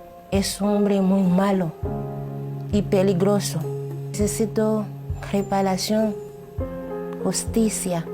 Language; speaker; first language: Spanish; non-native, learner; Haitian Creole